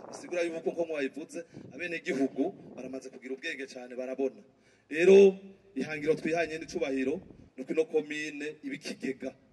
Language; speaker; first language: Rundi; native; Rundi